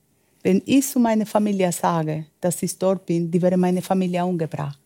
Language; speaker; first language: German; non-native, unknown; Spanish